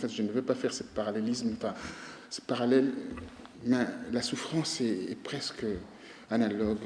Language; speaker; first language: French; non-native, local second language; Lingala